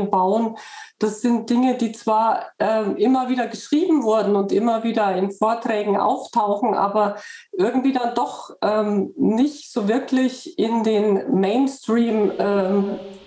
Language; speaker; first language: German; native; German